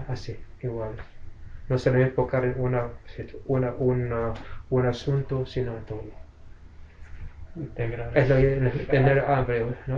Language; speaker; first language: Spanish; non-native, fluent; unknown